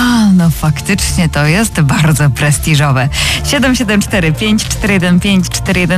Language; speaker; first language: Polish; native; Polish